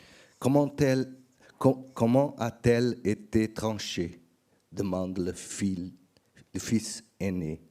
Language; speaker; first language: French; non-native, learner; Portuguese